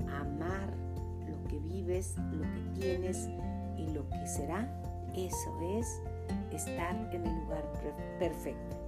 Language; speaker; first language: Spanish; native; Spanish